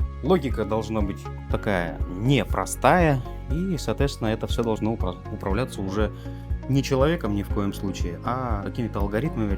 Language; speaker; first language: Russian; native; Russian